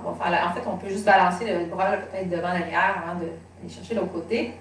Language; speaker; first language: French; native; French